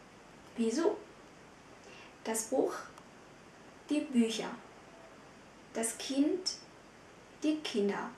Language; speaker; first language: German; non-native, fluent; Vietnamese